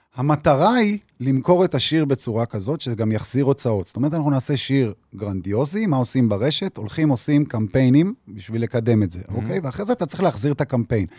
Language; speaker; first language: Hebrew; early bilingual, other home language; Arabic